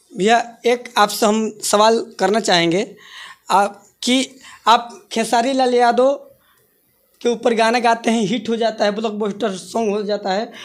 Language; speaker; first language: Hindi; non-native, local second language; Bhojpuri